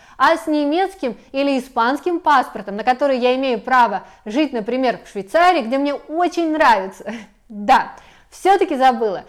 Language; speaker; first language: Russian; native; Russian